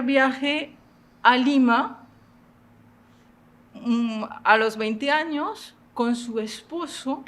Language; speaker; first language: Spanish; non-native, fluent; French